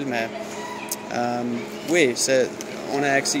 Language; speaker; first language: French; non-native, learner; English